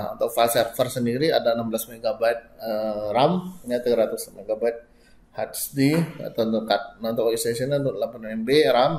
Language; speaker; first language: Indonesian; native; Indonesian